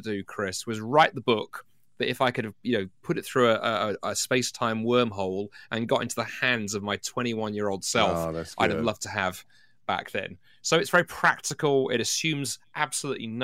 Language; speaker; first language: English; native; English